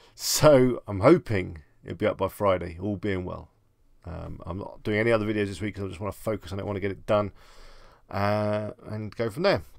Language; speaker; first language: English; native; English